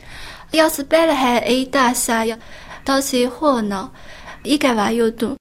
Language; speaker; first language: Finnish; non-native, learner; Chinese